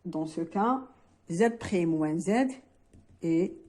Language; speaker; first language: French; non-native, local second language; Arabic